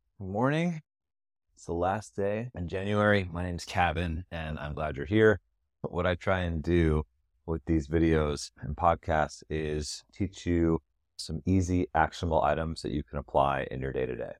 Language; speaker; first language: English; native; English